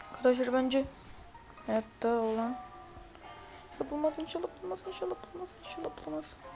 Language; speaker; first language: Turkish; native; Turkish